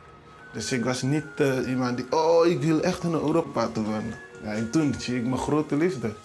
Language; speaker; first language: Dutch; non-native, learner; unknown